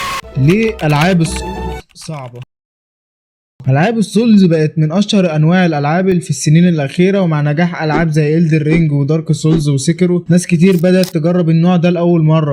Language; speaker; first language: Arabic; native; Arabic